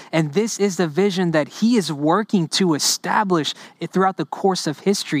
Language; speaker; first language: English; early bilingual, other home language; Spanish